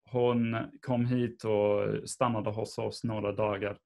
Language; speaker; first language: Swedish; non-native, fluent; English